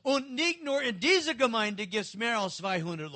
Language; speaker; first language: German; non-native, learner; English